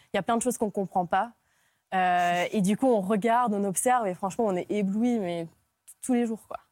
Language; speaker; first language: French; early bilingual, other home language; Hungarian